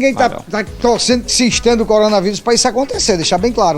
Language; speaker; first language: Portuguese; native; Portuguese